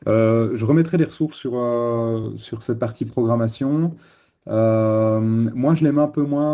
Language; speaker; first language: French; native; French